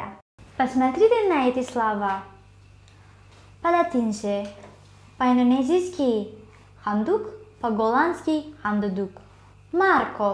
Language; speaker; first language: Russian; non-native, learner; Indonesian